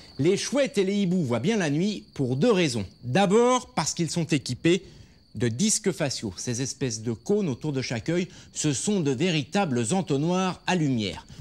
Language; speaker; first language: French; native; French